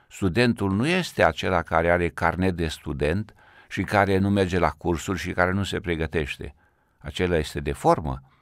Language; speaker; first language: Romanian; native; Romanian